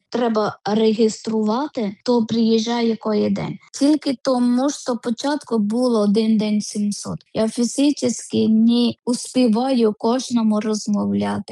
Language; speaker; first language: Ukrainian; non-native, learner; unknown